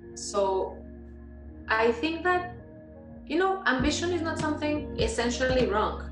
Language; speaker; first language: English; non-native, fluent; Spanish